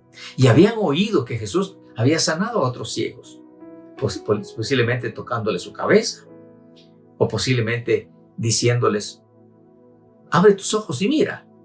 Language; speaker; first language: Spanish; native; Spanish